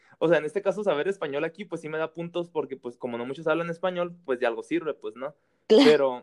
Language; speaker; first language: Spanish; native; Spanish